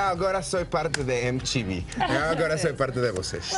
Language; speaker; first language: Portuguese; non-native, learner; Spanish